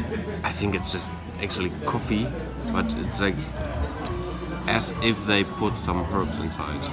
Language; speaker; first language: English; non-native, fluent; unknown